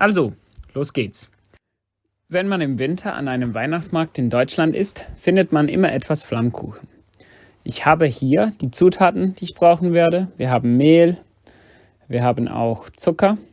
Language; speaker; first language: German; non-native, fluent; English